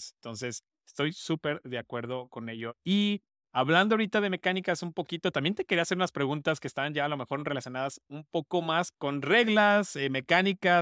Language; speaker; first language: Spanish; native; Spanish